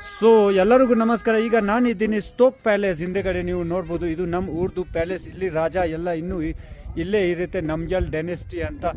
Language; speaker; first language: Kannada; non-native, fluent; Ladakhi